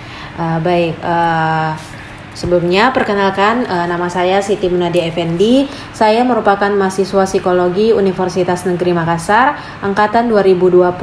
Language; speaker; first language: Indonesian; native; Indonesian